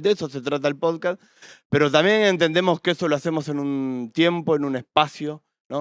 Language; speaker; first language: Spanish; native; Spanish